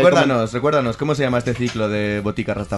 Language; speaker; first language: Spanish; native; Spanish